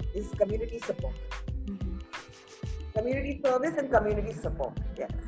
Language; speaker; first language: English; non-native, local second language; Hindi